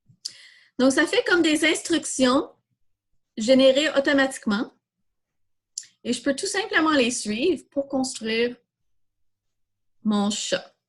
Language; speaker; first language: French; native; French